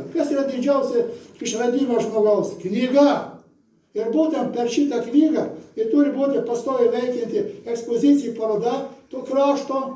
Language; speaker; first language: Lithuanian; native; Lithuanian